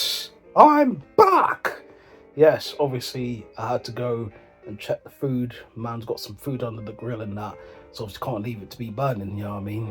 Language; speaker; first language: English; native; English